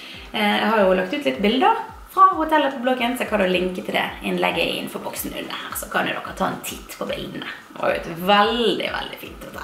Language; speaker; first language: Norwegian; native; Norwegian